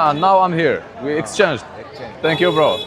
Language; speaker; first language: English; non-native, learner; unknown